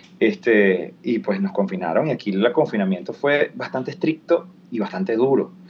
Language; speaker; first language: Spanish; native; Spanish